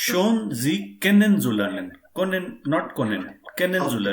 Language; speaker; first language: German; non-native, learner; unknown